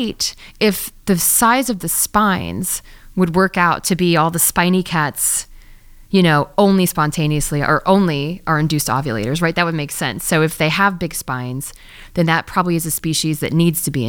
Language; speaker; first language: English; native; English